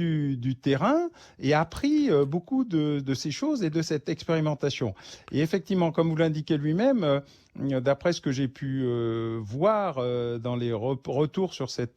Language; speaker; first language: French; native; French